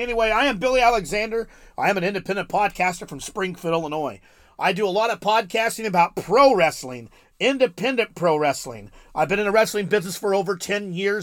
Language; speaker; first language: English; native; English